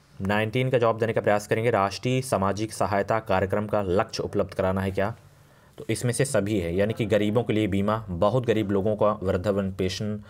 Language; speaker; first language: Hindi; native; Hindi